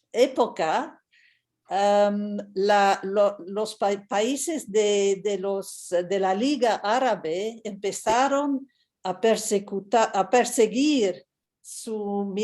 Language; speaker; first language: Spanish; non-native, fluent; English